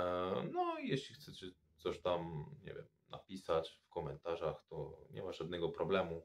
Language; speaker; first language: Polish; non-native, fluent; French